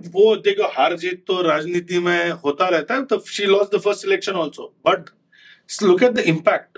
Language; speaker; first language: Hindi; non-native, local second language; Konkani